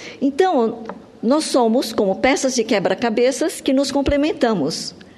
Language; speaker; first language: Portuguese; early bilingual, other home language; Japanese